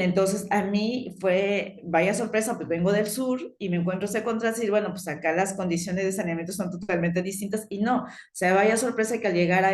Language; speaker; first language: Spanish; native; Spanish